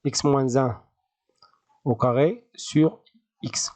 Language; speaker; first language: French; non-native, local second language; Arabic